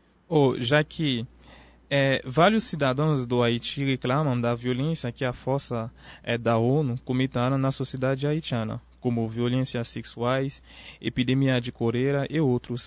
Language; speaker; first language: Portuguese; non-native, fluent; Haitian Creole